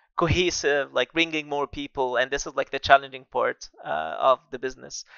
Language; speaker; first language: English; non-native, fluent; Arabic